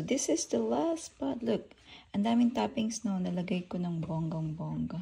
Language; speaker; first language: Filipino; native; Filipino